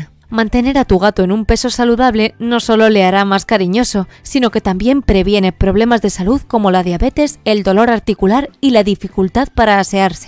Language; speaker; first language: Spanish; native; Spanish